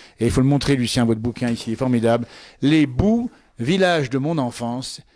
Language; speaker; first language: French; native; French